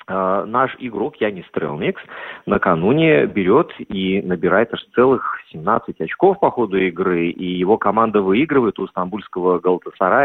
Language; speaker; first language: Russian; native; Russian